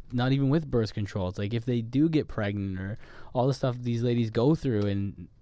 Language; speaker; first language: English; native; English